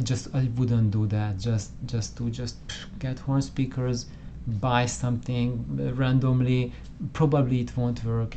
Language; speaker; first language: English; non-native, fluent; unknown